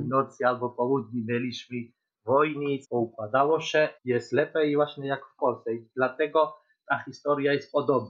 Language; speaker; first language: Polish; non-native, fluent; Georgian